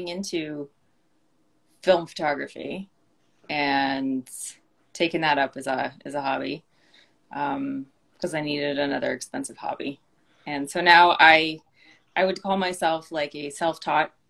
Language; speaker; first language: English; native; English